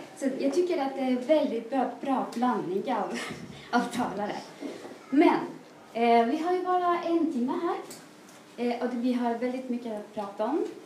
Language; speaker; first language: Swedish; non-native, fluent; Estonian